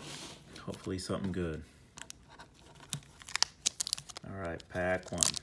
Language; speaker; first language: English; native; English